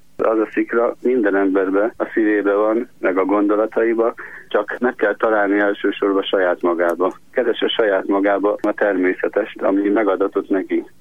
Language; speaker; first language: Hungarian; native; Hungarian